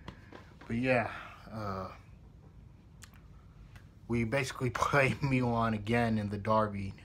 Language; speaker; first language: English; native; English